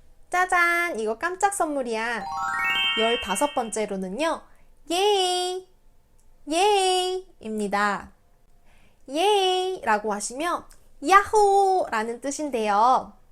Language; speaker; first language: Korean; native; Korean